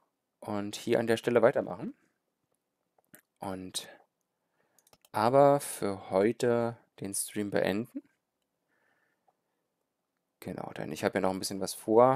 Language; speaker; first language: German; native; German